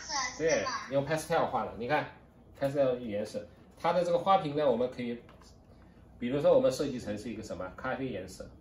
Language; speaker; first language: Chinese; native; Chinese